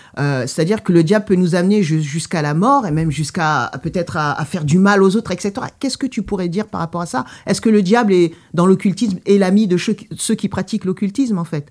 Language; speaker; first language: French; native; French